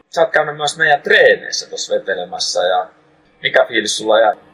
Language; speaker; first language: Finnish; native; Finnish